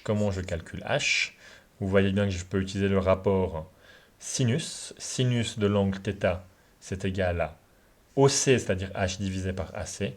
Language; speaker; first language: French; native; French